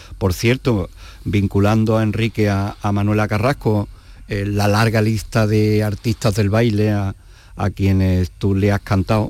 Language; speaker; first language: Spanish; native; Spanish